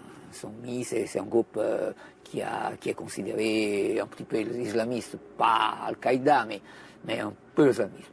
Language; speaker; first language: French; non-native, fluent; Italian